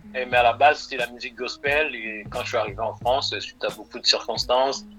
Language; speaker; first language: French; non-native, local second language; Lingala